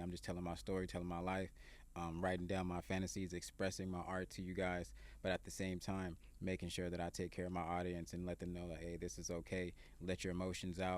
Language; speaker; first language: English; native; English